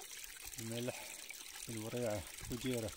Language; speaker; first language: Arabic; native; Arabic